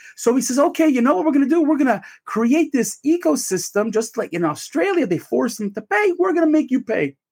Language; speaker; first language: English; native; English